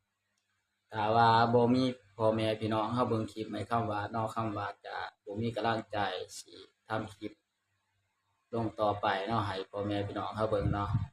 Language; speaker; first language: Thai; non-native, local second language; Lao